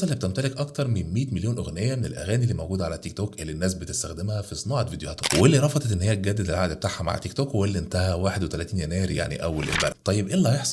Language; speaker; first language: Arabic; native; Arabic